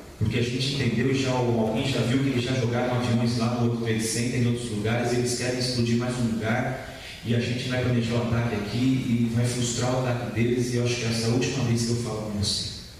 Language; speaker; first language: Portuguese; native; Portuguese